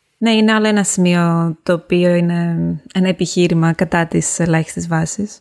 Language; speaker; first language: Greek; native; Greek